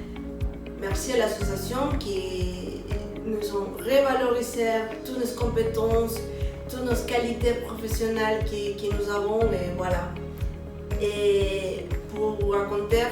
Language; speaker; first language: French; non-native, learner; Spanish